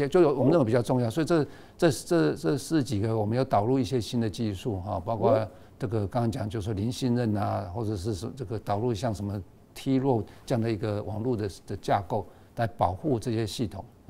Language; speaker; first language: Chinese; native; Chinese